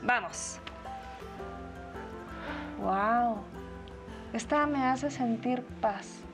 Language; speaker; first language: Spanish; native; Spanish